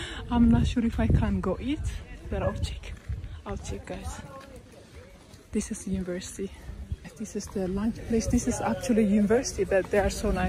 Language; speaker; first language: English; non-native, fluent; Amharic